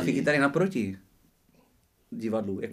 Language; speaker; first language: Czech; native; Czech